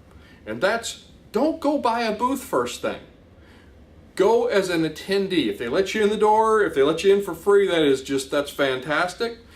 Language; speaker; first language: English; native; English